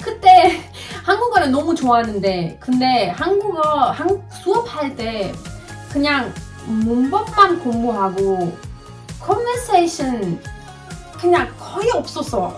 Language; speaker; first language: Korean; non-native, fluent; Persian